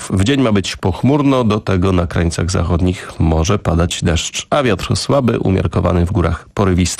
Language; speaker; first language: Polish; native; Polish